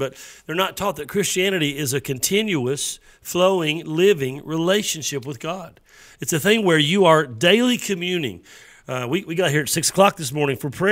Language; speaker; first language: English; native; English